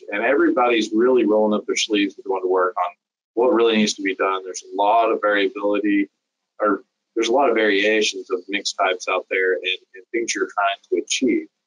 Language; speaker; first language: English; native; English